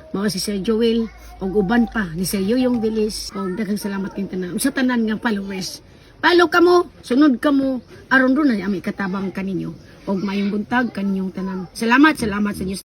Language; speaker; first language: Cebuano; non-native, local second language; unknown